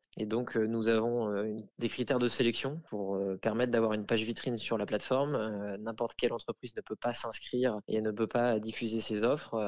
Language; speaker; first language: French; native; French